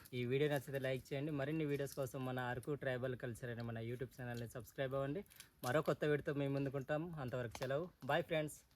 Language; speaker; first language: Telugu; non-native, local second language; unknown